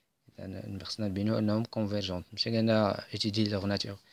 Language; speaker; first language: Arabic; native; Arabic